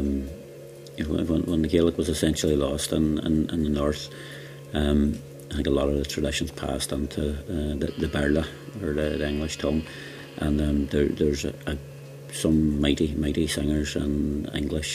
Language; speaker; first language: English; native; English